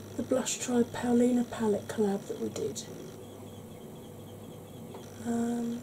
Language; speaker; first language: English; native; English